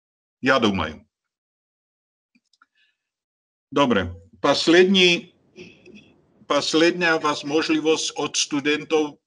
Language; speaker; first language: Russian; non-native, learner; Slovak